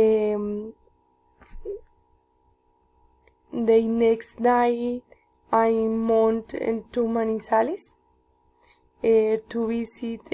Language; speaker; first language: English; non-native, learner; Spanish